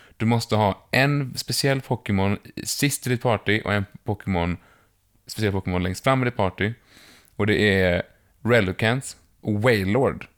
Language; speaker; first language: Swedish; native; Swedish